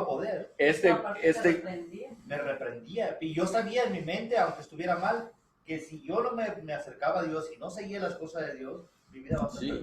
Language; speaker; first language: Spanish; native; Spanish